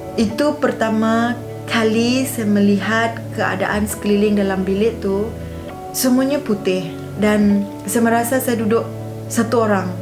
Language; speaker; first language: Malay; non-native, local second language; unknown